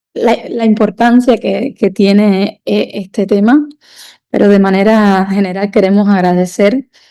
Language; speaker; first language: Spanish; native; Spanish